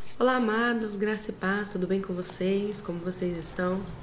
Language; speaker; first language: Portuguese; native; Portuguese